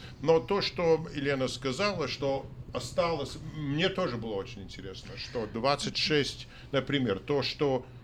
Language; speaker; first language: Russian; non-native, fluent; English